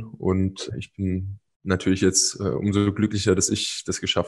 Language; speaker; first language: German; native; German